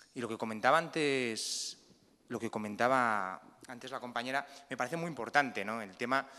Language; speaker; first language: Spanish; native; Spanish